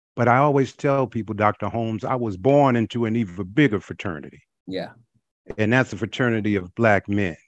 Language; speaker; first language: English; native; English